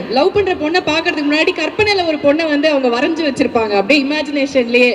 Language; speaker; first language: Tamil; native; Tamil